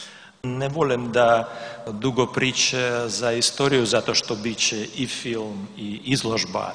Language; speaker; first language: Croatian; non-native, learner; Russian